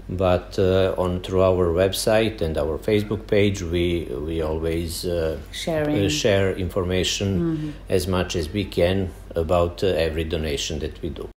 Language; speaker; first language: English; non-native, fluent; Serbian